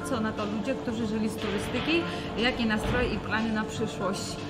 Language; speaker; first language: Polish; non-native, fluent; Georgian